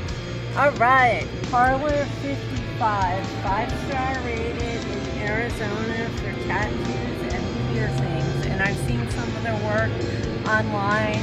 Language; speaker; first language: English; native; English